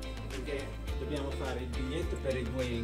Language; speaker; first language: Italian; native; Italian